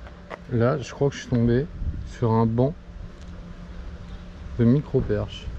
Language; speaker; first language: French; native; French